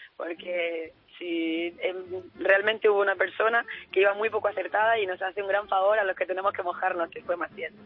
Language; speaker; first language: Spanish; native; Spanish